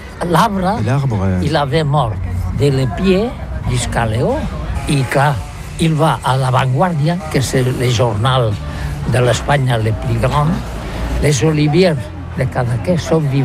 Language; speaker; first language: French; non-native, learner; Catalan